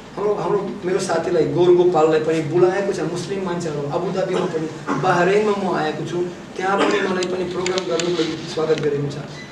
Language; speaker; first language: Nepali; non-native, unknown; Russian